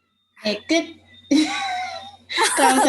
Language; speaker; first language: Korean; non-native, learner; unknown